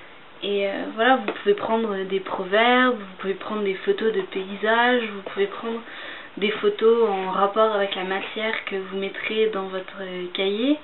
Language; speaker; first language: French; native; French